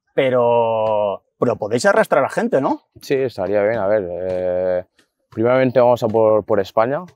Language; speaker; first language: Spanish; early bilingual, other home language; Arabic